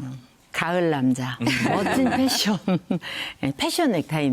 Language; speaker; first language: Korean; native; Korean